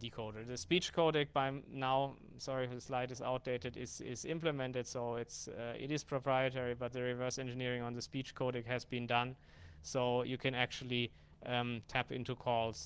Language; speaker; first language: English; non-native, fluent; German